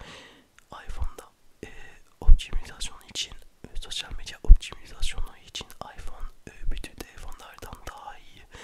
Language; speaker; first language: Turkish; early bilingual, heritage; French